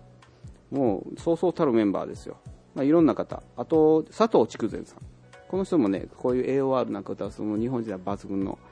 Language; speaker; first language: Japanese; native; Japanese